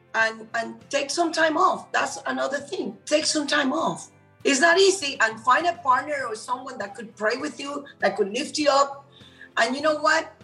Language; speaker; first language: English; non-native, fluent; Spanish